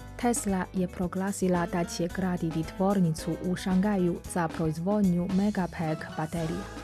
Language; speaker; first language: Croatian; non-native, fluent; Chinese